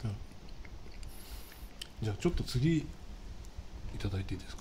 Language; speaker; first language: Japanese; native; Japanese